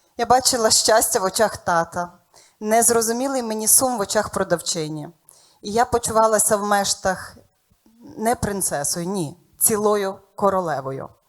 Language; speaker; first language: Ukrainian; native; Ukrainian